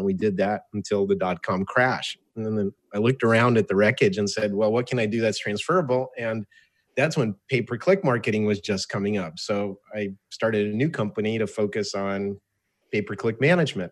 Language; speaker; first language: English; early bilingual, other home language; Russian